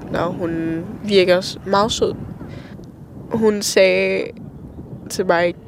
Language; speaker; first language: Danish; early bilingual, other home language; Thai